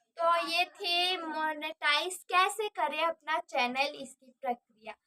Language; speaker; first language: Hindi; native; Hindi